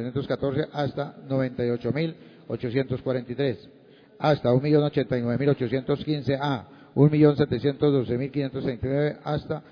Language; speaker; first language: Spanish; native; Spanish